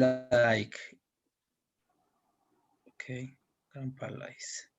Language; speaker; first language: English; non-native, learner; Spanish